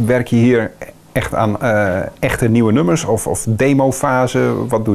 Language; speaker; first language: Dutch; native; Dutch